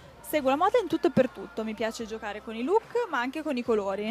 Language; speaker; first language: Italian; native; Italian